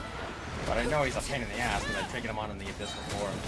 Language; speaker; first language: English; native; English